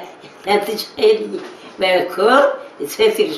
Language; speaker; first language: Hebrew; non-native, fluent; Yiddish